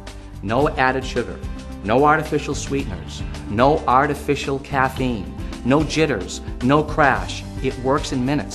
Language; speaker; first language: English; native; English